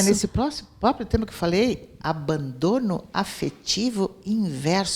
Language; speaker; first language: Portuguese; native; Portuguese